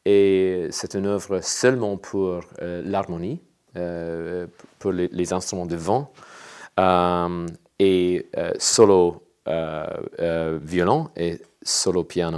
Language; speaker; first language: French; non-native, learner; English